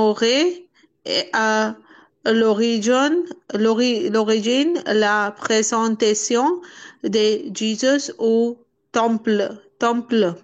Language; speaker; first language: French; non-native, learner; Dutch